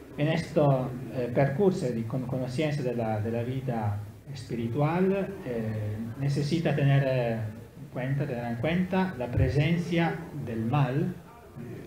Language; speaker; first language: Spanish; non-native, learner; Italian